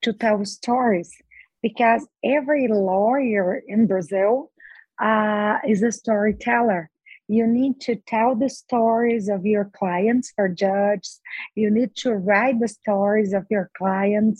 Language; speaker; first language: English; non-native, fluent; Portuguese